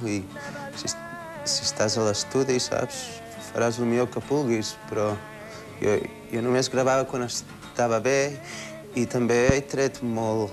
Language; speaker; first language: Catalan; early bilingual, heritage; Catalan